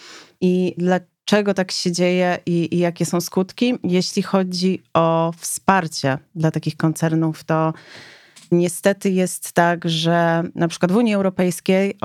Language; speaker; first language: Polish; native; Polish